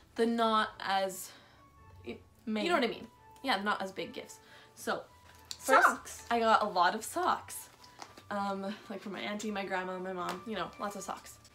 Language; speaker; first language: English; native; English